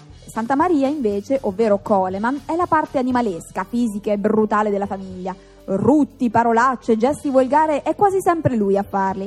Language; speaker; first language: Italian; native; Italian